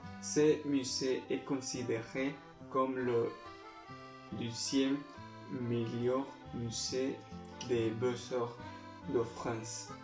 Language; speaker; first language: French; non-native, learner; Spanish